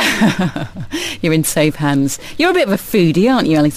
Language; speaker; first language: English; native; English